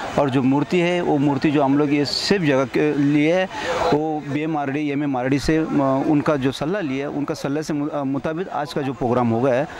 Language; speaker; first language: Hindi; non-native, local second language; Marathi